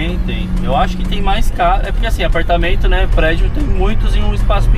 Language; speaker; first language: Portuguese; native; Portuguese